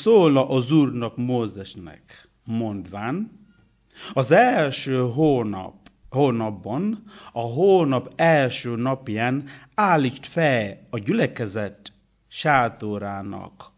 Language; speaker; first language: Hungarian; non-native, learner; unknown